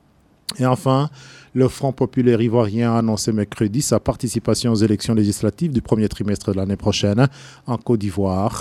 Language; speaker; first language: French; non-native, local second language; Rundi